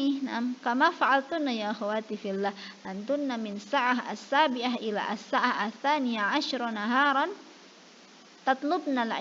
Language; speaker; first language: Arabic; non-native, fluent; Indonesian